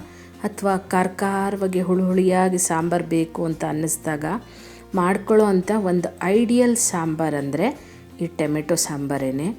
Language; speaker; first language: Kannada; native; Kannada